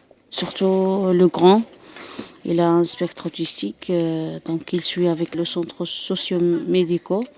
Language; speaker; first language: French; non-native, fluent; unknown